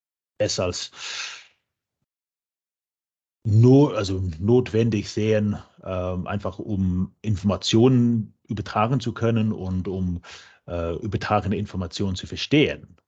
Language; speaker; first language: German; non-native, fluent; English